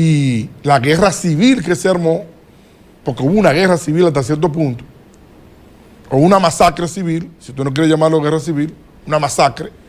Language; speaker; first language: Spanish; native; Spanish